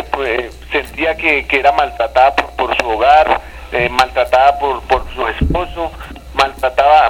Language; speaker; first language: Spanish; native; Spanish